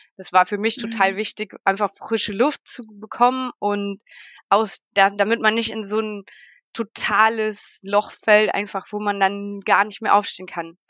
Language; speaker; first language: German; native; German